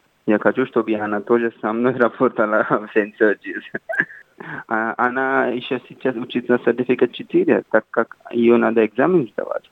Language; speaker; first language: Russian; non-native, fluent; Hindi